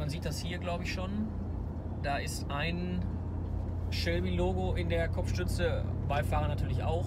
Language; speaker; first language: German; native; German